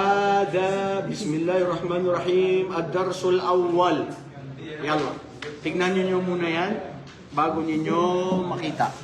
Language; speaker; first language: Filipino; non-native, local second language; Maranao